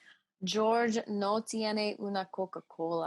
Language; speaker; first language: Spanish; non-native, learner; English